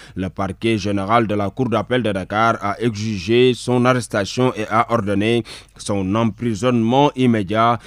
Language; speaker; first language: French; non-native, local second language; Wolof